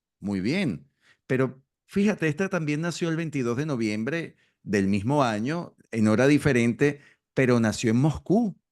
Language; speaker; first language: Spanish; native; Spanish